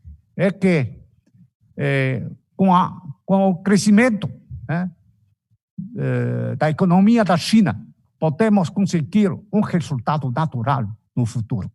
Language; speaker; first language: Portuguese; non-native, fluent; Chinese